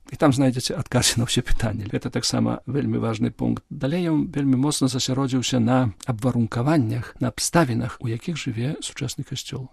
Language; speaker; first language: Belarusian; non-native, local second language; Polish